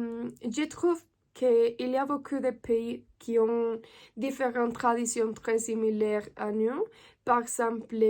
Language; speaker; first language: French; non-native, learner; Spanish